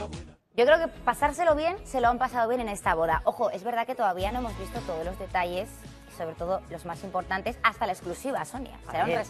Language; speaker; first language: Spanish; native; Spanish